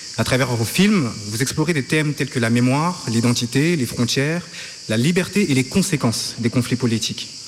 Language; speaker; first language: French; native; French